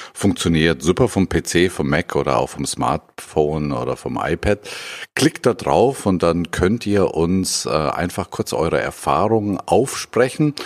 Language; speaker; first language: German; native; German